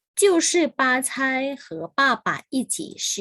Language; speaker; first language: Chinese; non-native, fluent; Thai